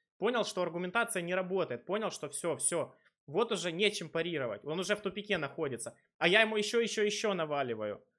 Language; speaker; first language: Russian; native; Russian